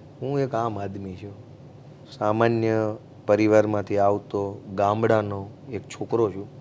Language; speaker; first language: Gujarati; native; Gujarati